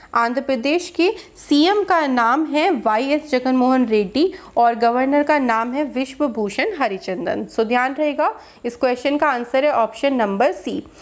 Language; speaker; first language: Hindi; native; Hindi